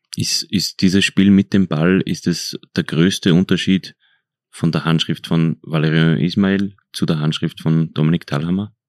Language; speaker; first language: German; native; German